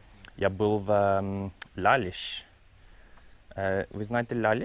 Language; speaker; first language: Russian; non-native, learner; Norwegian